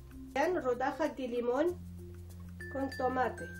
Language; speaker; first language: Spanish; non-native, learner; Arabic